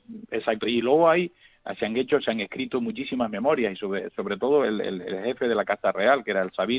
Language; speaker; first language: Spanish; native; Spanish